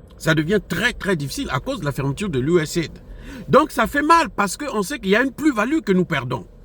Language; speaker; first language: French; non-native, local second language; Lingala